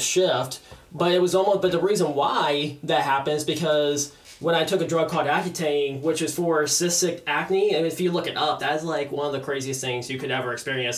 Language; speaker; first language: English; native; English